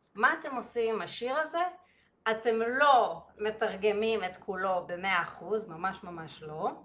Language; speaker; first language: Hebrew; native; Hebrew